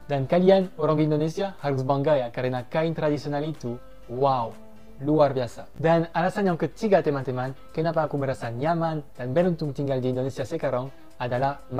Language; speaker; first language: Indonesian; non-native, fluent; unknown